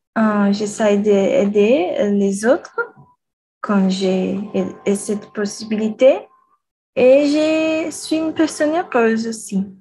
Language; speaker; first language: French; non-native, learner; Portuguese